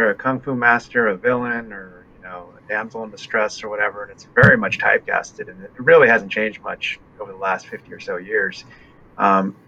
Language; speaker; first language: English; early bilingual, other home language; Chinese